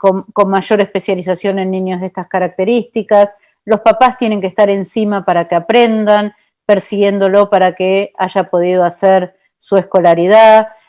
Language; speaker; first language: Spanish; native; Spanish